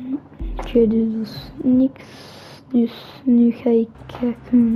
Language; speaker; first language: Dutch; non-native, local second language; French